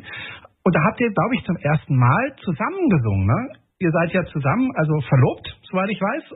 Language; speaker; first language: German; native; German